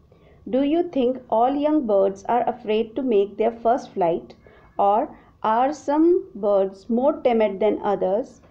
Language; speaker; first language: English; non-native, local second language; Hindi